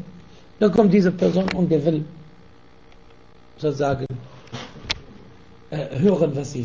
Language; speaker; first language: German; non-native, fluent; Arabic